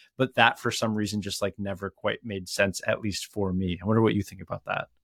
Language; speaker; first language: English; native; English